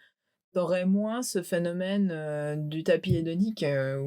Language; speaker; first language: French; native; French